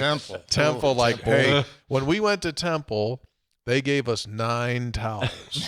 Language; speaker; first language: English; native; English